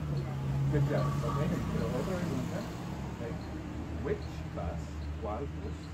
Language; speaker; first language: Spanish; non-native, learner; English